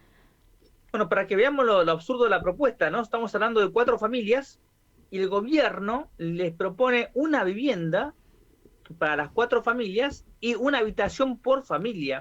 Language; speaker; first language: Spanish; native; Spanish